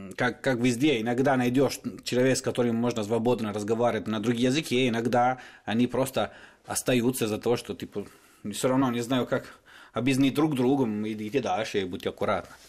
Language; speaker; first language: Russian; non-native, fluent; Italian